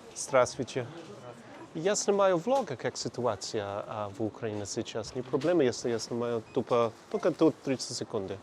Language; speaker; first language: Russian; non-native, learner; English